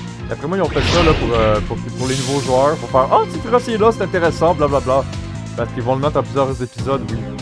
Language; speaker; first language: French; native; French